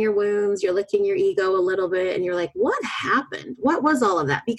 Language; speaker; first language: English; native; English